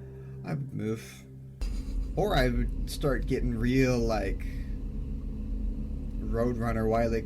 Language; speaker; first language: English; native; English